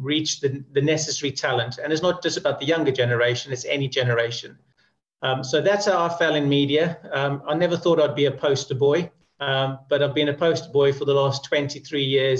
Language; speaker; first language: English; native; English